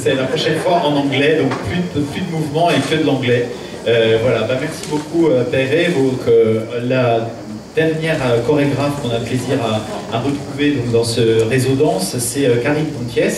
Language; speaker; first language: French; native; French